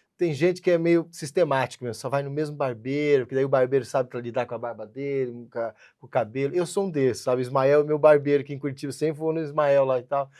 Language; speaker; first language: Portuguese; native; Portuguese